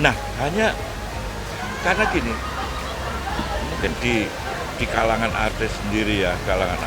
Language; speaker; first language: Indonesian; native; Indonesian